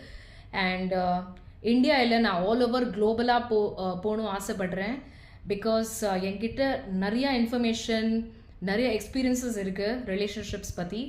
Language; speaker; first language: Tamil; non-native, local second language; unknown